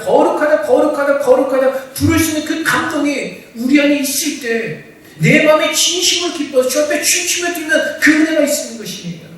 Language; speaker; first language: Korean; native; Korean